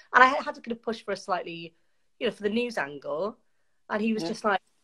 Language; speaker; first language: English; native; English